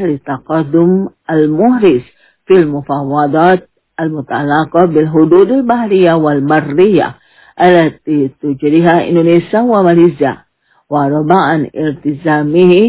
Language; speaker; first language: Arabic; non-native, learner; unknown